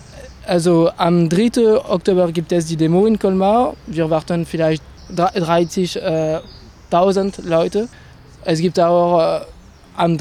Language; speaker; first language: German; non-native, fluent; French